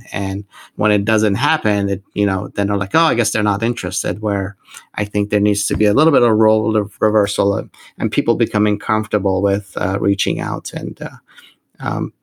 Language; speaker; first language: English; non-native, fluent; Persian